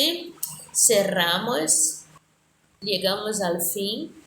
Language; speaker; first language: Spanish; non-native, fluent; Portuguese